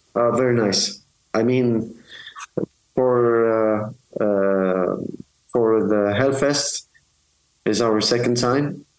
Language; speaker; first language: English; non-native, fluent; Arabic